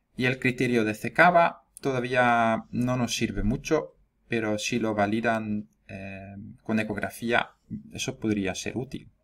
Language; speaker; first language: Spanish; non-native, fluent; Dutch